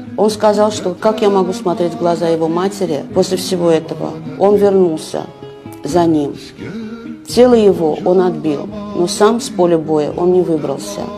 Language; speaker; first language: Russian; native; Russian